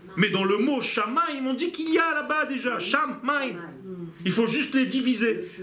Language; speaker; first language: French; non-native, fluent; Hebrew